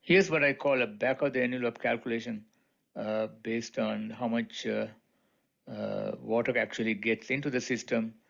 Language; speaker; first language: English; non-native, local second language; Sinhala